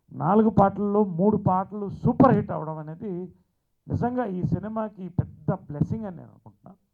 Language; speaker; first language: Telugu; native; Telugu